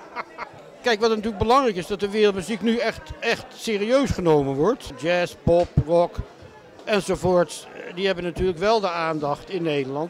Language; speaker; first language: Dutch; native; Dutch